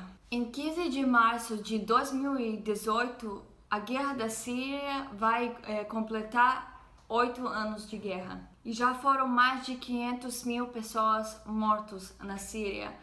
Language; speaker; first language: Portuguese; non-native, fluent; Hebrew